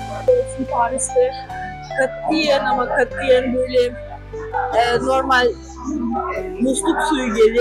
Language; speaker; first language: Turkish; early bilingual, heritage; Turkish